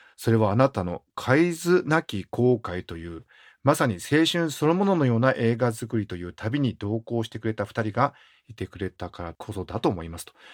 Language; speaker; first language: Japanese; native; Japanese